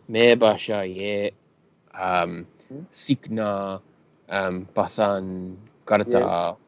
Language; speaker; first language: Hindi; non-native, learner; English